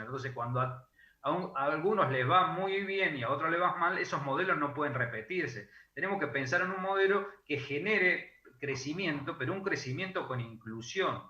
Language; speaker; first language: Spanish; native; Spanish